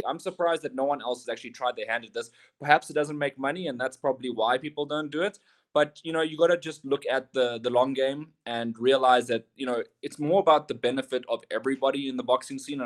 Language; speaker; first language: English; native; English